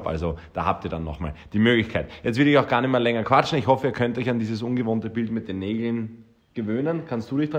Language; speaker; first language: German; native; German